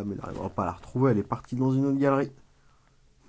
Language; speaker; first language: French; native; French